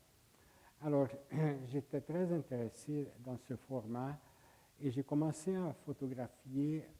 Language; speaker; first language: French; non-native, fluent; Hungarian